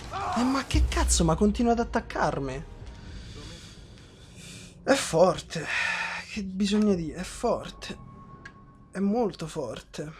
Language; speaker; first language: Italian; native; Italian